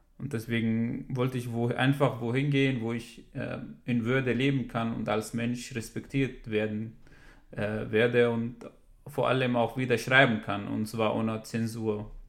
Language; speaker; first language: German; non-native, fluent; Arabic